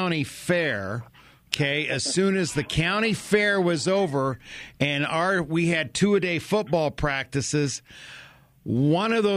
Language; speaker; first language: English; native; English